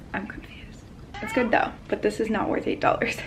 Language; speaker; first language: English; native; English